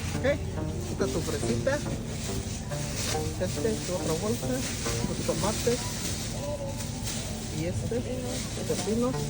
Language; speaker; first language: Spanish; native; Spanish